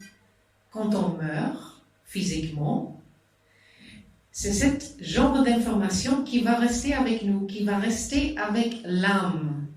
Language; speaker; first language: French; non-native, fluent; German